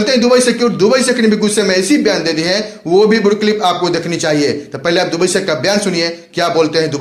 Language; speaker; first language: Hindi; native; Hindi